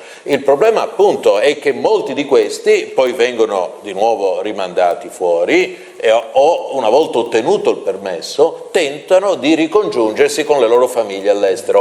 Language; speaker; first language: Italian; native; Italian